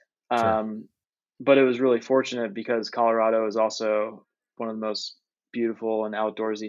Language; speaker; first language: English; native; English